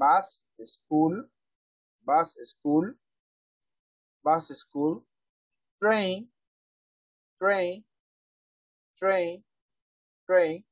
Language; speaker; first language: English; non-native, learner; Spanish